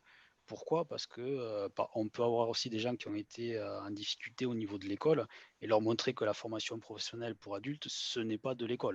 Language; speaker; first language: French; native; French